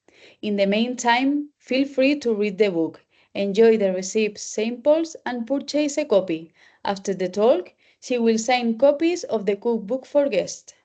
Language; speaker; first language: English; non-native, learner; Spanish